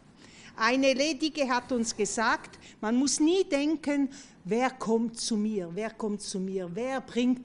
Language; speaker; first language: German; non-native, fluent; French